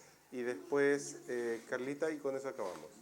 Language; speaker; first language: Spanish; native; Spanish